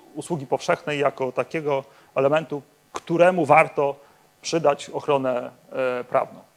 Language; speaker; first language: Polish; native; Polish